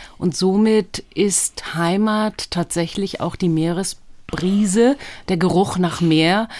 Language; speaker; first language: German; early bilingual, other home language; Hebrew